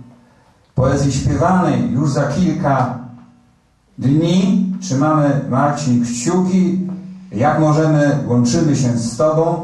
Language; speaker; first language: Polish; native; Polish